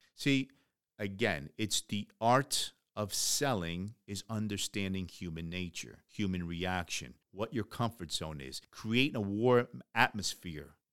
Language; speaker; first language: English; early bilingual, other home language; Spanish